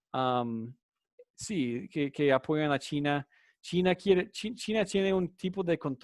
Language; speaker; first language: Spanish; non-native, fluent; English